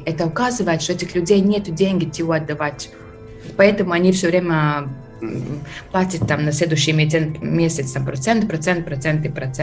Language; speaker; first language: Russian; non-native, fluent; Latvian